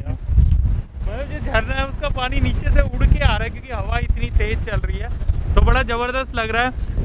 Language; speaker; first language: Hindi; native; Hindi